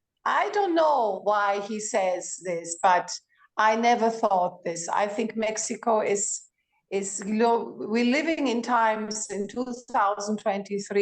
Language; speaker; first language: English; non-native, fluent; Greek